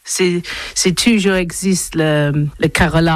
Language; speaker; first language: French; non-native, learner; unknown